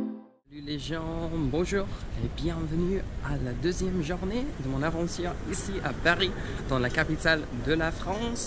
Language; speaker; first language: French; non-native, fluent; English